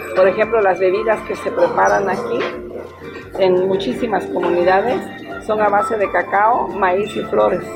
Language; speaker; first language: Spanish; native; Spanish